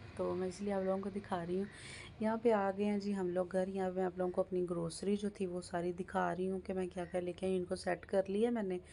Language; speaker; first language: Urdu; native; Urdu